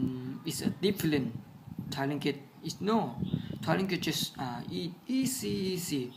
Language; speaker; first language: English; non-native, learner; Thai